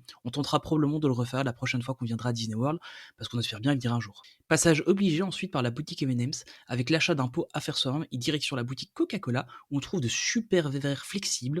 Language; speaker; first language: French; native; French